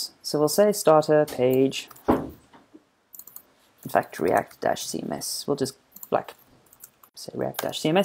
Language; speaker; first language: English; native; English